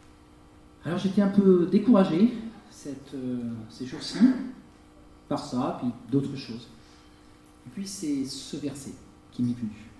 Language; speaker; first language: French; native; French